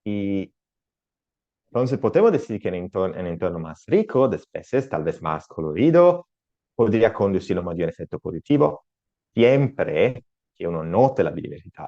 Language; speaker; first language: Spanish; non-native, learner; Italian